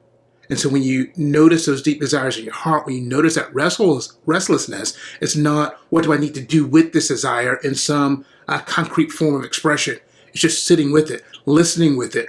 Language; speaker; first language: English; native; English